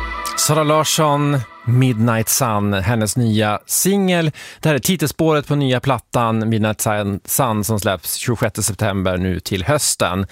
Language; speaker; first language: Swedish; native; Swedish